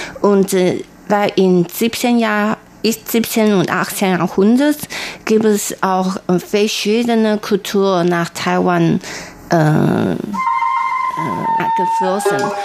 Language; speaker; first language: German; non-native, learner; Chinese